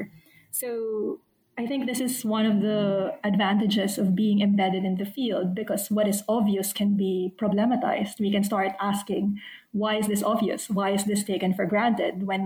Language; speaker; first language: English; non-native, local second language; Filipino